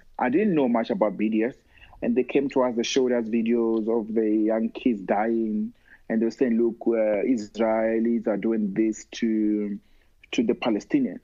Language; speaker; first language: English; non-native, local second language; Northern Sotho